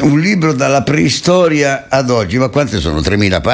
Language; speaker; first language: Italian; native; Italian